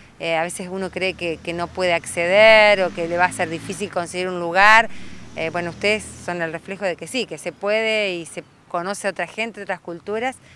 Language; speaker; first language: Spanish; native; Spanish